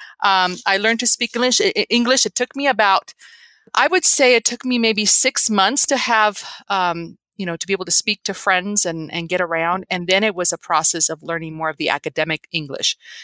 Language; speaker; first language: English; early bilingual, other home language; Spanish